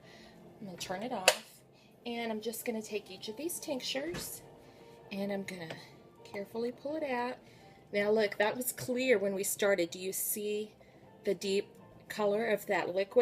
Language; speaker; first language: English; native; English